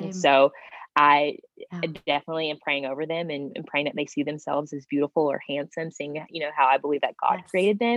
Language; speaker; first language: English; native; English